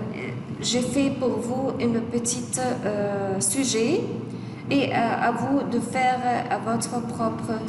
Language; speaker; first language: French; non-native, fluent; Arabic